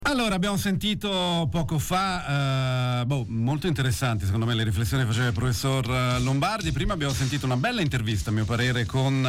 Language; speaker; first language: Italian; native; Italian